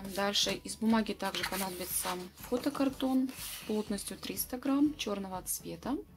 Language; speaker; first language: Russian; native; Russian